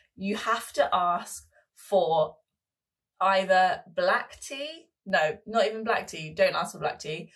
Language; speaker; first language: English; native; English